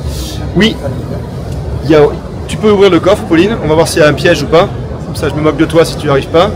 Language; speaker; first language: French; native; French